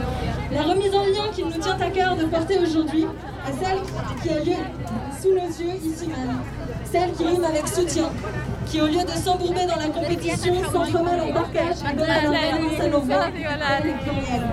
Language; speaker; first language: French; native; French